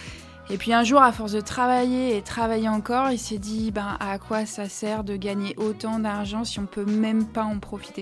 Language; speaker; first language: French; native; French